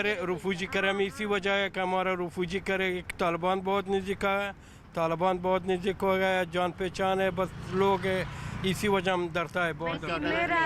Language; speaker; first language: Hindi; non-native, learner; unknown